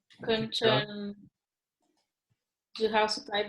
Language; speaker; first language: German; non-native, learner; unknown